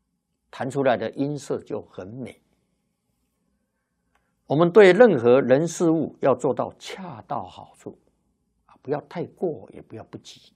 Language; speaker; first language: Chinese; native; Chinese